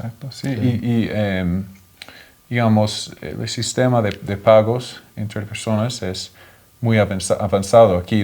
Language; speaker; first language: Spanish; non-native, fluent; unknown